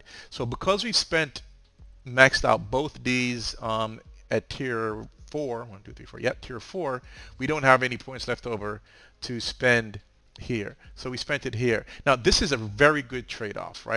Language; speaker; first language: English; native; English